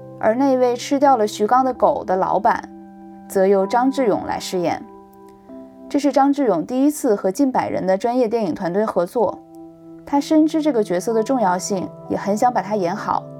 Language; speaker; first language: Chinese; native; Chinese